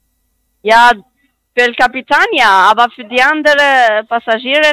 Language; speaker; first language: German; non-native, learner; Spanish